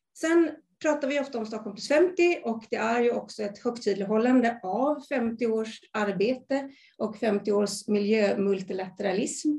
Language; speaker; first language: Swedish; native; Swedish